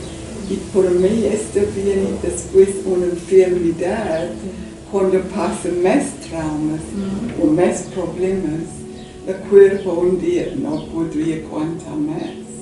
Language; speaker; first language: Spanish; non-native, learner; English